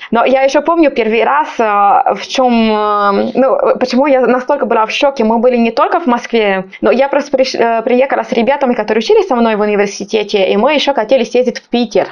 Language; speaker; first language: Russian; non-native, fluent; Italian